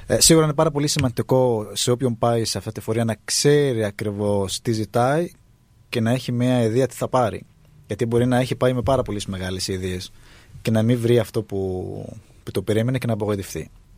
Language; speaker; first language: Greek; non-native, fluent; Arabic